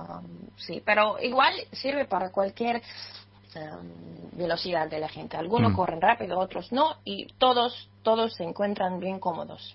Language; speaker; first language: Spanish; non-native, fluent; Russian